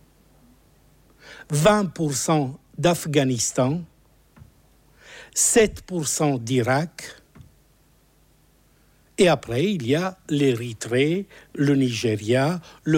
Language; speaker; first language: French; non-native, fluent; Italian